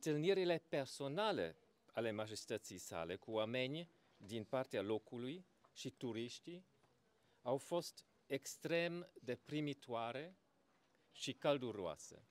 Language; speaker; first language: Romanian; non-native, fluent; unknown